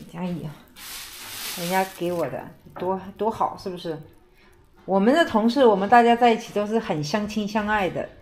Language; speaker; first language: Chinese; native; Chinese